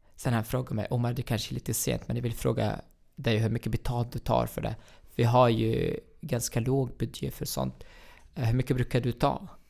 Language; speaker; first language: Swedish; non-native, fluent; Arabic